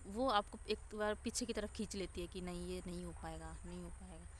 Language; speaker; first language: Hindi; native; Hindi